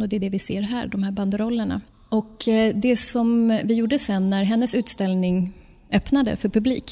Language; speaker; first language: Swedish; native; Swedish